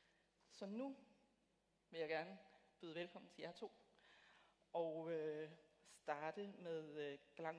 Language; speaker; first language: Danish; native; Danish